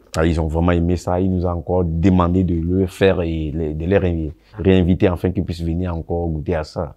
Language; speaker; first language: French; non-native, local second language; Sango